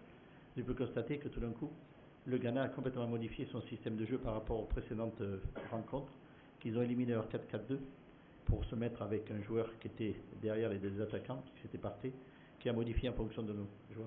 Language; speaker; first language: French; native; French